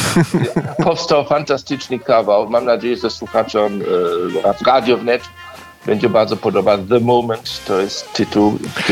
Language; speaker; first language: Polish; early bilingual, heritage; Polish